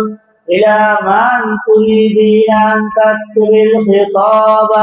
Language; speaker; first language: Arabic; non-native, learner; Bangla